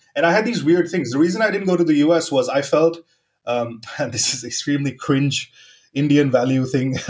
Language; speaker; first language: English; non-native, local second language; Gujarati